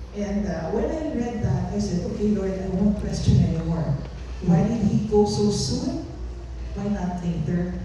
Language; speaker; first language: English; non-native, local second language; Filipino